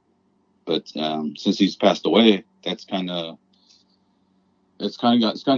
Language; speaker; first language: English; native; English